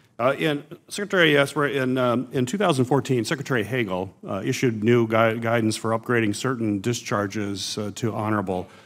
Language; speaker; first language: English; native; English